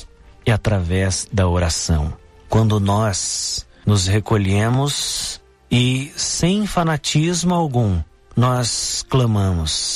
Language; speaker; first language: Portuguese; native; Portuguese